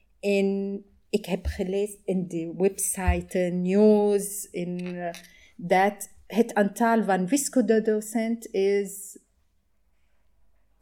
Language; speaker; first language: Dutch; non-native, learner; Arabic